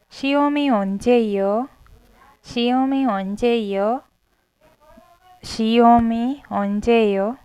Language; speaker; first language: Korean; non-native, fluent; Hindi